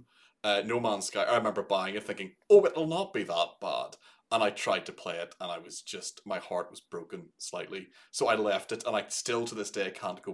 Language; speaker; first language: English; native; English